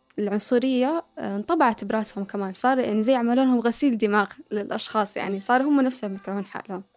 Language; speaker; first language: Arabic; early bilingual, other home language; Somali